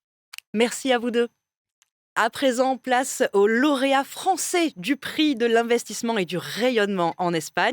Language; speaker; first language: French; native; French